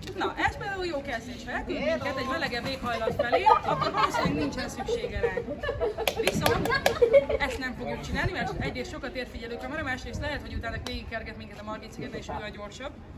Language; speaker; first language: Hungarian; native; Hungarian